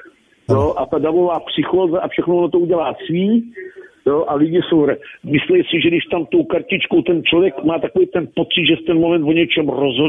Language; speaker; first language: Czech; native; Czech